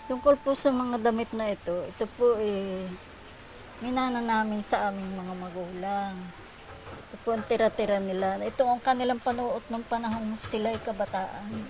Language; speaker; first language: Filipino; native; Filipino